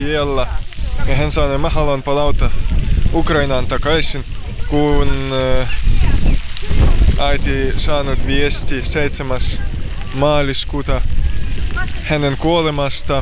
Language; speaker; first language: Finnish; non-native, learner; Ukrainian